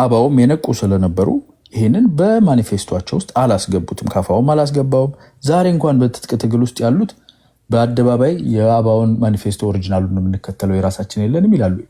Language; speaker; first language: Amharic; non-native, local second language; Oromo